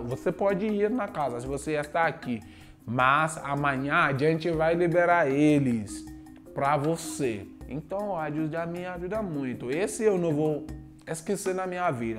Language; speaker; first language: Portuguese; non-native, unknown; Yoruba